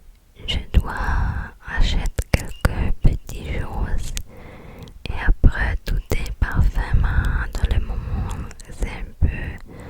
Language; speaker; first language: French; non-native, learner; English